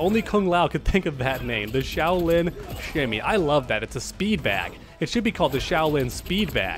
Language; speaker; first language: English; native; English